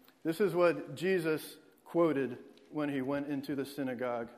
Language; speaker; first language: English; native; English